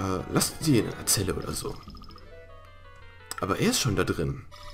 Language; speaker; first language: German; native; German